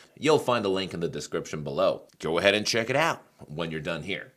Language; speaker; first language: English; non-native, fluent; Chinese